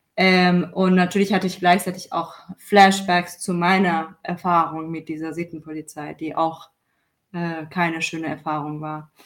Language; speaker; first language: German; non-native, fluent; Persian